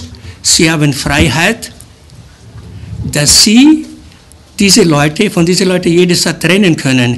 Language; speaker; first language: German; early bilingual, other home language; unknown